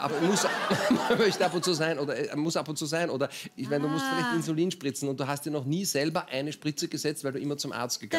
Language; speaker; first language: German; native; German